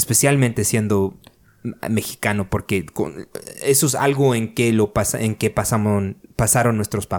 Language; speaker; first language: Spanish; early bilingual, other home language; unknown